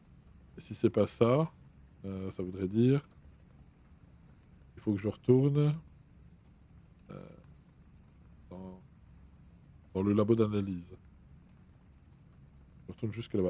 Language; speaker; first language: French; native; French